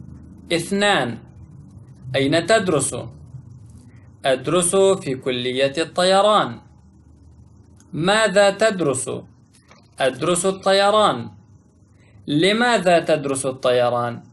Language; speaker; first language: Arabic; non-native, fluent; Pashto